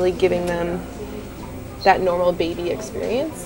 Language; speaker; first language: English; native; English